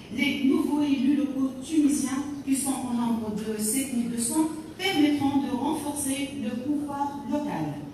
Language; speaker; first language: French; non-native, local second language; Arabic